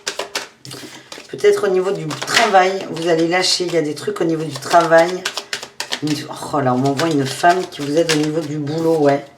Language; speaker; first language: French; native; French